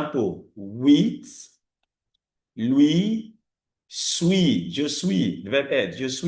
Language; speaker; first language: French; non-native, fluent; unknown